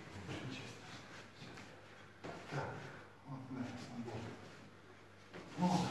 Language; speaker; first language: Russian; native; Russian